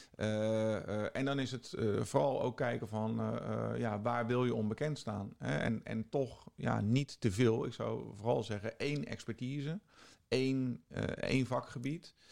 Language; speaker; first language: Dutch; native; Dutch